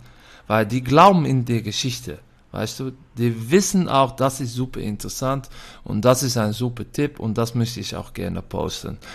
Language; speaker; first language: German; non-native, fluent; Dutch